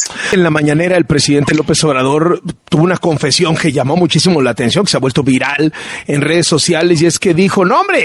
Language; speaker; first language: Spanish; native; Spanish